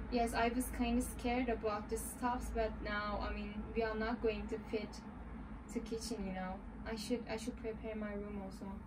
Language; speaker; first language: English; non-native, fluent; Turkish